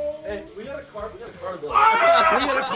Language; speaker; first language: English; native; English